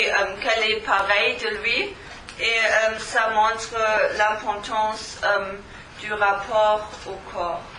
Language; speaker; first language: French; non-native, learner; German